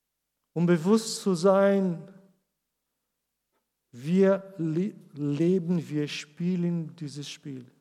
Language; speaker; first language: German; non-native, learner; Portuguese